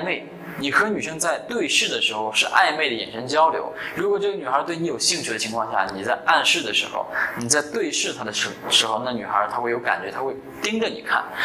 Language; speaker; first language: Chinese; native; Chinese